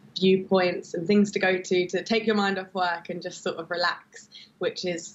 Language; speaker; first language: English; native; English